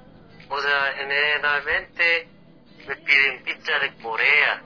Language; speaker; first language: Spanish; non-native, fluent; Korean